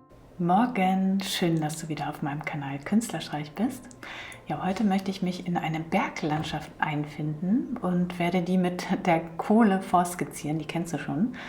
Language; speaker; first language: German; native; German